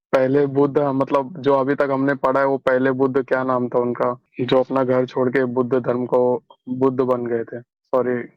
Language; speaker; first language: Hindi; native; Hindi